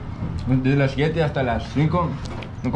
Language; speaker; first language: Spanish; non-native, learner; Greek